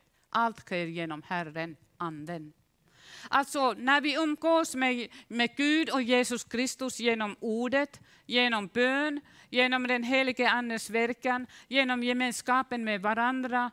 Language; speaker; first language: Swedish; non-native, fluent; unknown